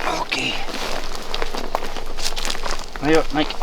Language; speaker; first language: Indonesian; non-native, fluent; English